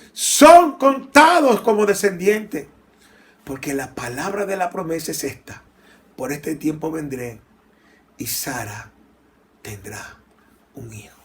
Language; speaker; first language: Spanish; native; Spanish